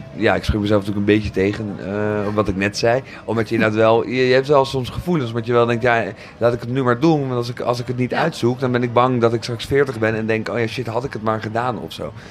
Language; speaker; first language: Dutch; native; Dutch